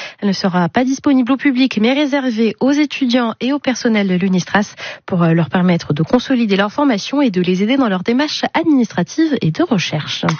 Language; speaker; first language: French; native; French